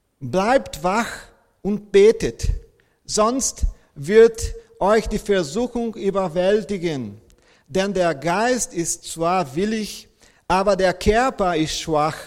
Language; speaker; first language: German; non-native, fluent; Portuguese